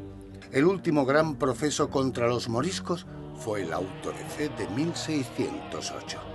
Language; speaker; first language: Spanish; native; Spanish